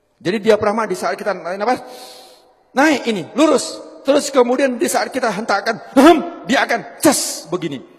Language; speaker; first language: Indonesian; native; Indonesian